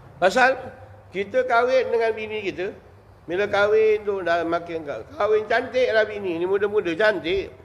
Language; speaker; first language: Malay; native; Malay